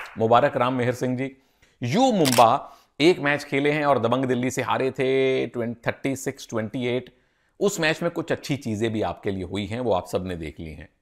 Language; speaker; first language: Hindi; native; Hindi